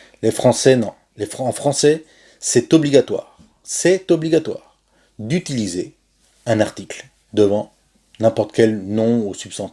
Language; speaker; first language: French; non-native, fluent; Spanish